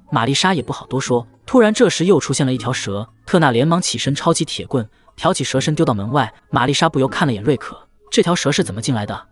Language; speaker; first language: Chinese; native; Chinese